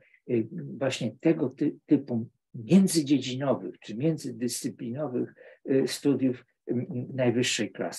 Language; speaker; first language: Polish; native; Polish